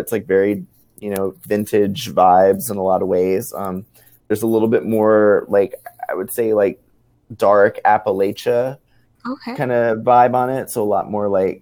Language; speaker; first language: English; native; English